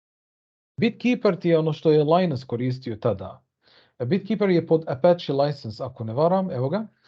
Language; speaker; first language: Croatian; early bilingual, heritage; Bosnian